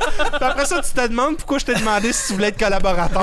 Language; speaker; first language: French; native; French